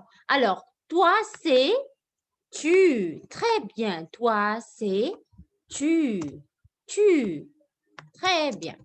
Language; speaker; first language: French; non-native, fluent; Arabic